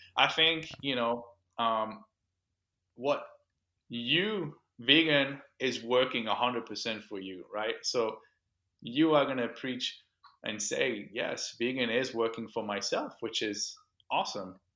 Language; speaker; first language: English; non-native, local second language; French